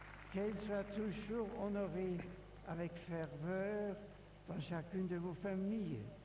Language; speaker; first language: French; non-native, fluent; German